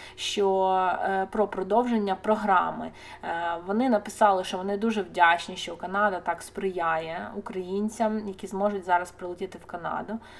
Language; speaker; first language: Ukrainian; non-native, local second language; Russian